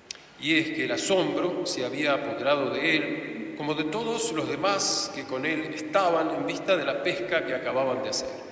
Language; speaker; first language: Spanish; native; Spanish